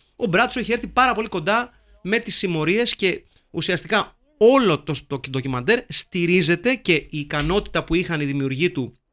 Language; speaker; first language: Greek; native; Greek